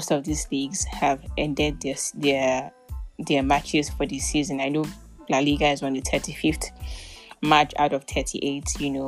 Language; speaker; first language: English; non-native, local second language; Yoruba